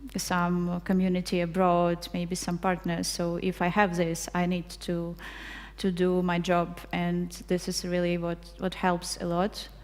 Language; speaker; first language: English; non-native, fluent; Ukrainian